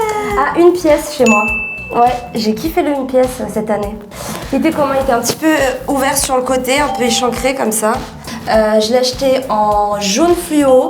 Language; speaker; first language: French; native; French